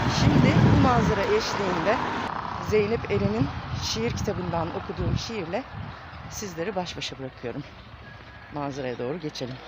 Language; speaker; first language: Turkish; native; Turkish